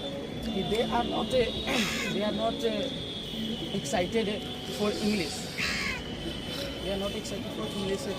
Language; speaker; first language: English; non-native, learner; Hindi